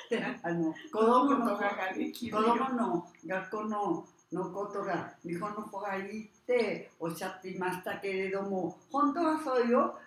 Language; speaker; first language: Japanese; non-native, learner; Spanish